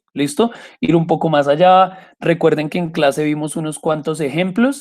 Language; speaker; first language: Spanish; native; Spanish